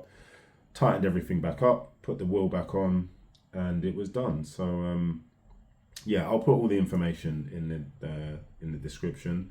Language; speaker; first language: English; native; English